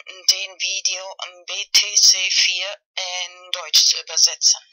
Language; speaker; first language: German; non-native, fluent; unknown